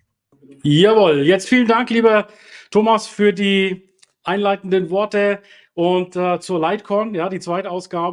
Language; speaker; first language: German; native; German